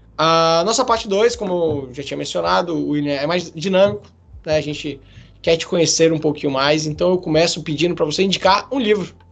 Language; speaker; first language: Portuguese; native; Portuguese